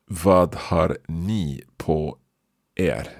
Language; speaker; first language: Swedish; non-native, learner; English